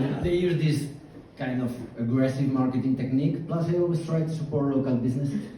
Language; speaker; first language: English; non-native, fluent; Spanish